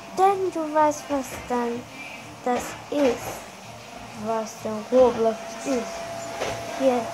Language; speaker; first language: German; non-native, learner; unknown